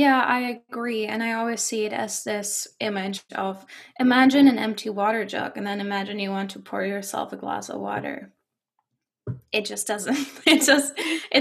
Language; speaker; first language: English; non-native, fluent; German